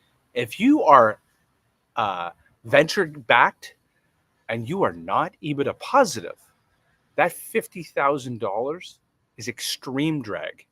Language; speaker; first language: English; native; English